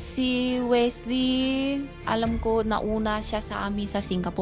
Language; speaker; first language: Filipino; non-native, learner; Chinese